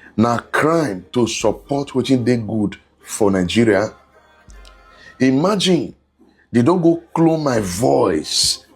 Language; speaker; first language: Nigerian Pidgin; non-native, local second language; Bini